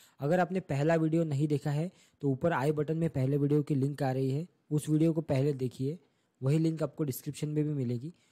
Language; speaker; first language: Hindi; non-native, local second language; Marathi